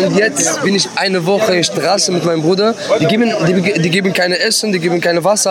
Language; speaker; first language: German; non-native, learner; Arabic